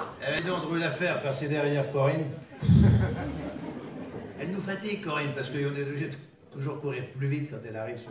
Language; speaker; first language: French; native; French